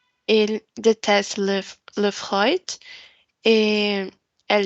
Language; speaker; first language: French; non-native, learner; Portuguese